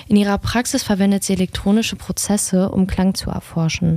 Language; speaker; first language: German; native; German